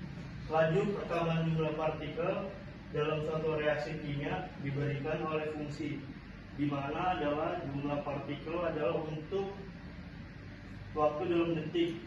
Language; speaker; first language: Indonesian; native; Indonesian